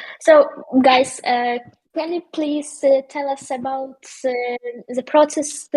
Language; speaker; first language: English; non-native, learner; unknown